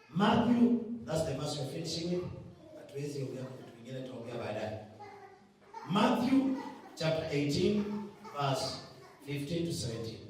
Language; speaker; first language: English; non-native, local second language; Swahili